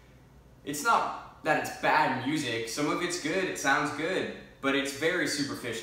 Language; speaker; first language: English; native; English